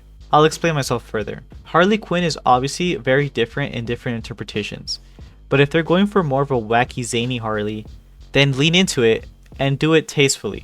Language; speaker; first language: English; native; English